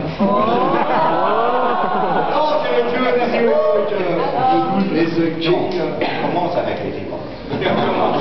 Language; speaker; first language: French; non-native, learner; English